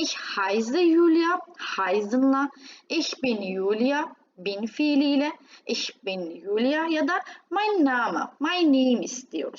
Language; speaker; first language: German; non-native, fluent; Turkish